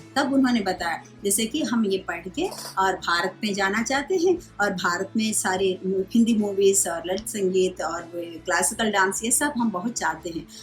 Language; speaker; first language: Hindi; non-native, local second language; Telugu